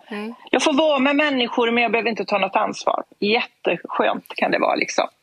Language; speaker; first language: Swedish; native; Swedish